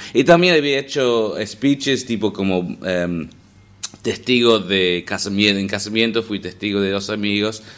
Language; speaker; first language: Spanish; non-native, fluent; English